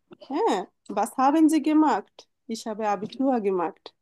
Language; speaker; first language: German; non-native, learner; Bangla